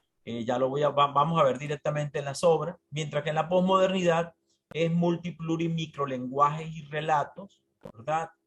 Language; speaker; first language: Spanish; native; Spanish